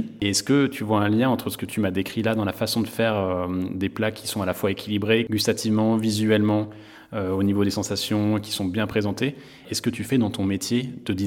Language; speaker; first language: French; native; French